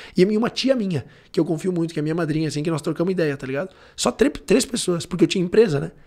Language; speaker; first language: Portuguese; early bilingual, other home language; Italian